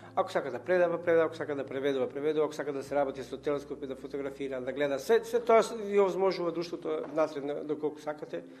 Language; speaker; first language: Macedonian; native; Macedonian